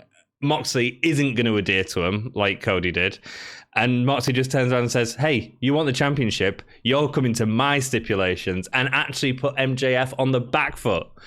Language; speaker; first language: English; native; English